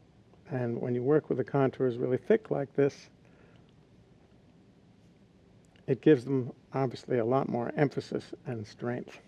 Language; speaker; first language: English; native; English